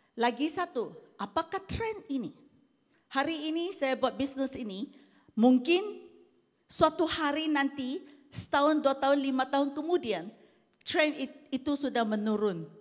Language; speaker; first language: Malay; non-native, local second language; Chinese